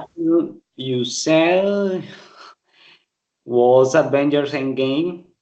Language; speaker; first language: English; non-native, learner; Spanish